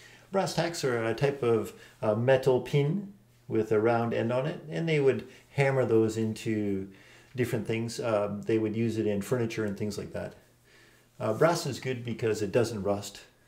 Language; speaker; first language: English; native; English